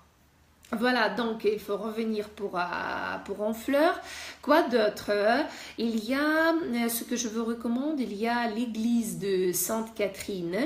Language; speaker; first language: French; non-native, fluent; Russian